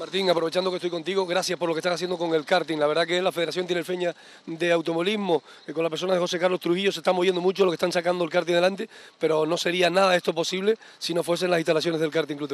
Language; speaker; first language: Spanish; native; Spanish